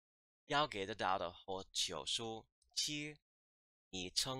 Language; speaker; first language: Chinese; non-native, learner; English